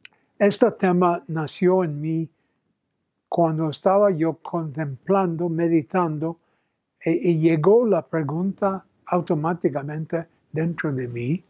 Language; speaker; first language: Spanish; non-native, fluent; English